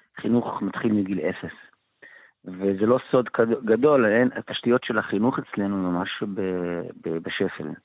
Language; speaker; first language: Hebrew; non-native, local second language; Arabic